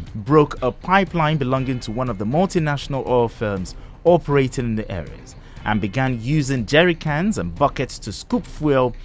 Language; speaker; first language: English; non-native, local second language; Yoruba